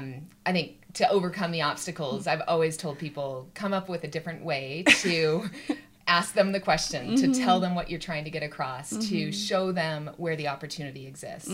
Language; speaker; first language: English; native; English